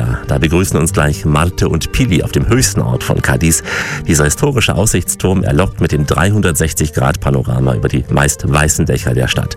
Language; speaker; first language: German; native; German